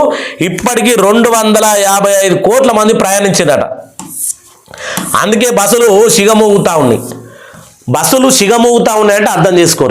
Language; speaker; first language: Telugu; native; Telugu